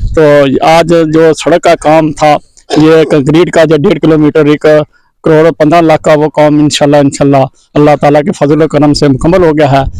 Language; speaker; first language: Urdu; non-native, local second language; Pahari-Potwari